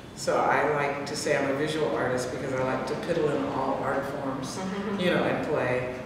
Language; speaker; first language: English; native; English